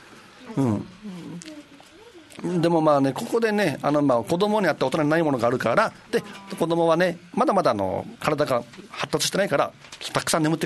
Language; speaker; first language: Japanese; native; Japanese